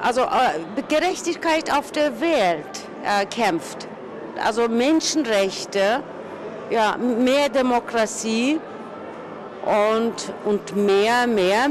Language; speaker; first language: German; early bilingual, other home language; Turkish